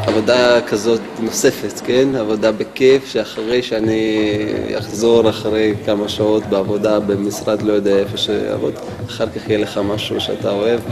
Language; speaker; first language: Hebrew; non-native, fluent; Russian